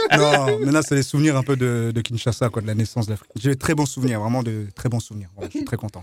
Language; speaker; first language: French; early bilingual, other home language; Lingala